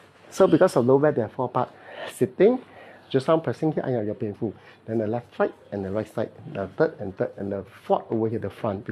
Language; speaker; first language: English; non-native, local second language; Cantonese